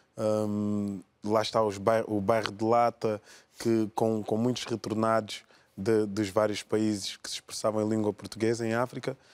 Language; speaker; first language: Portuguese; early bilingual, other home language; Kabuverdianu